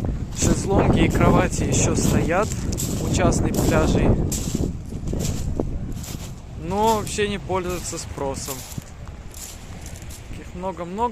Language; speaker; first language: Russian; native; Russian